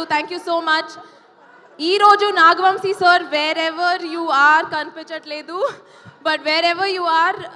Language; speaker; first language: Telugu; non-native, fluent; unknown